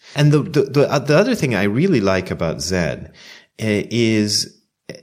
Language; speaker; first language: English; native; English